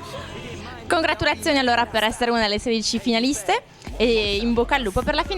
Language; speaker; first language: Italian; native; Italian